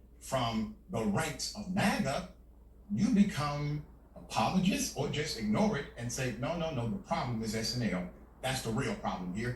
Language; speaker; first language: English; native; English